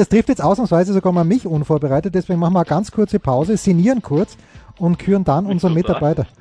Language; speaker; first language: German; native; German